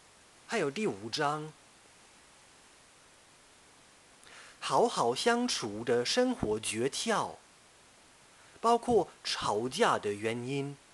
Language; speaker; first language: Chinese; non-native, fluent; German